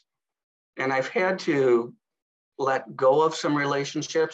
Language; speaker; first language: English; native; English